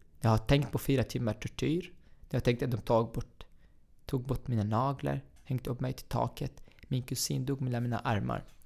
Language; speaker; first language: Swedish; non-native, fluent; Arabic